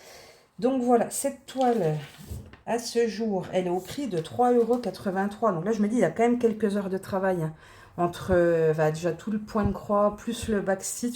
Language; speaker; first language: French; native; French